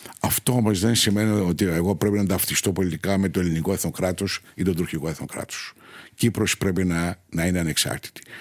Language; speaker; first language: Greek; non-native, local second language; Turkish